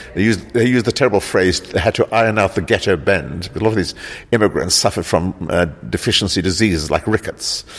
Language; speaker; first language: English; native; English